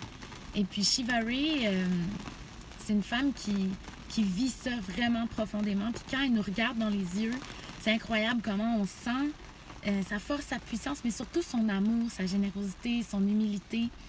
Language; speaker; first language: French; native; French